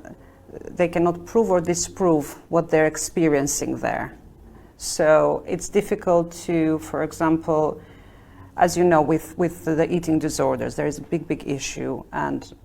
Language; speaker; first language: English; non-native, fluent; Albanian